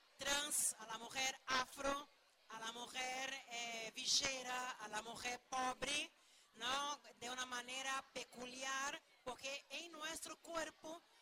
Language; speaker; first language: Spanish; non-native, fluent; Portuguese